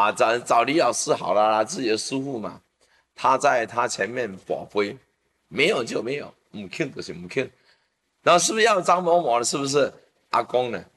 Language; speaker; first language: Chinese; native; Chinese